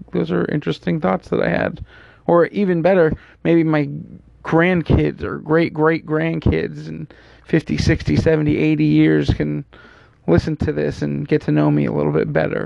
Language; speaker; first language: English; native; English